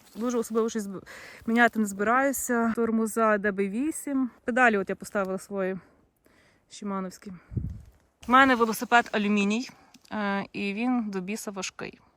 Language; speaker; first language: Ukrainian; native; Ukrainian